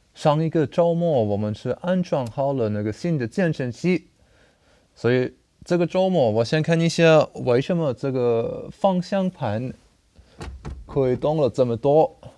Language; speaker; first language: Chinese; non-native, learner; German